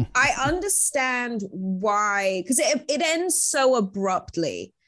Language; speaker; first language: English; native; English